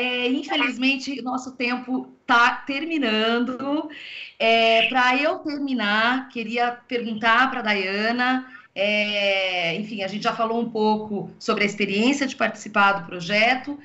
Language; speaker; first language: Portuguese; native; Portuguese